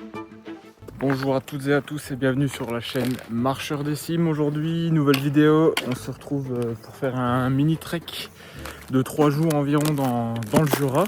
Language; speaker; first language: French; native; French